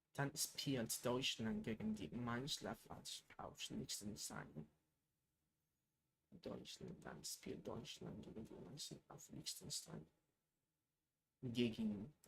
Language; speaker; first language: German; non-native, learner; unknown